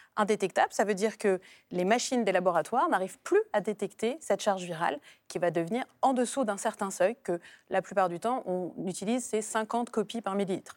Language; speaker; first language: French; native; French